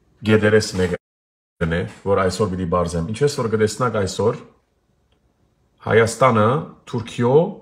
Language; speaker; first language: Armenian; early bilingual, heritage; Armenian